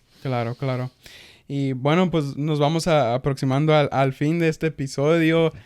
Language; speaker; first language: Spanish; early bilingual, heritage; Spanish